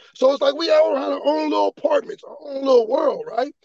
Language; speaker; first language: English; native; English